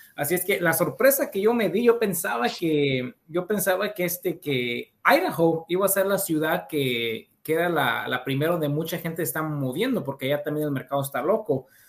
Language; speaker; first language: Spanish; early bilingual, heritage; Spanish